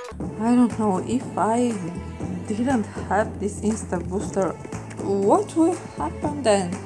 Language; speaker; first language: English; non-native, fluent; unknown